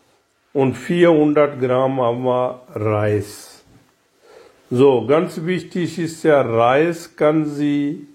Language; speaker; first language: German; non-native, learner; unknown